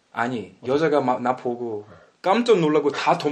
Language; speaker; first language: Korean; early bilingual, heritage; English